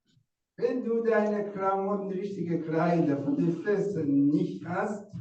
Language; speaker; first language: German; non-native, fluent; Rundi